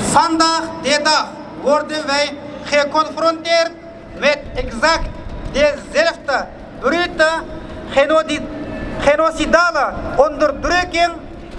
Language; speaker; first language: Dutch; non-native, fluent; Uyghur